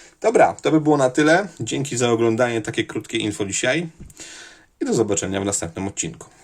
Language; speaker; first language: Polish; native; Polish